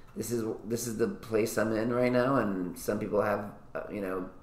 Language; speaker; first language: English; native; English